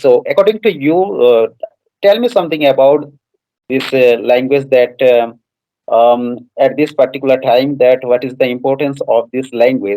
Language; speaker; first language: English; non-native, fluent; Odia